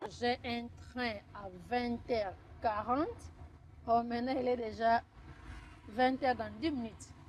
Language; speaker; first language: French; non-native, local second language; Lingala